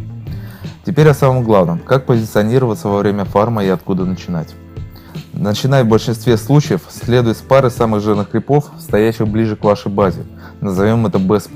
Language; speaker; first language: Russian; native; Russian